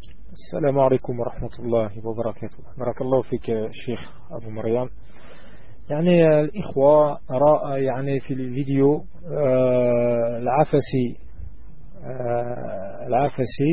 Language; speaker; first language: Arabic; non-native, learner; French